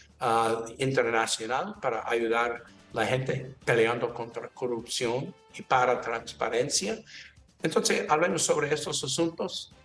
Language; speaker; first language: Spanish; non-native, learner; English